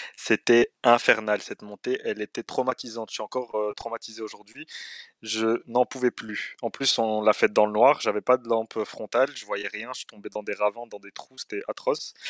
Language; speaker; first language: French; early bilingual, other home language; Arabic